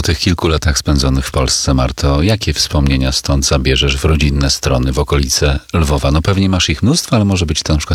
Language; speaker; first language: Polish; native; Polish